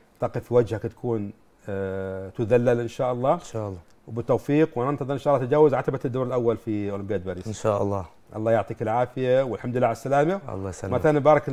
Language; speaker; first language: Arabic; native; Arabic